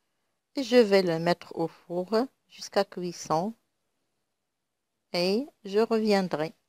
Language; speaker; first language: French; non-native, local second language; Arabic